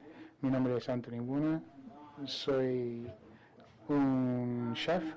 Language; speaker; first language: Spanish; non-native, fluent; English